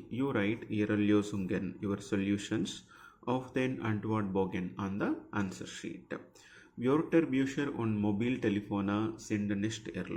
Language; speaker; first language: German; non-native, fluent; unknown